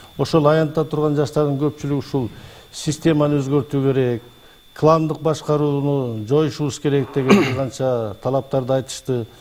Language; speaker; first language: Kyrgyz; native; Kyrgyz